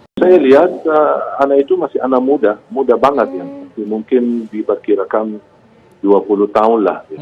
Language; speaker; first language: Malay; non-native, fluent; Arabic